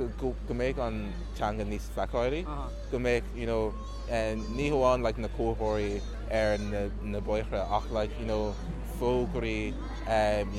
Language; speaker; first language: Irish; non-native, local second language; English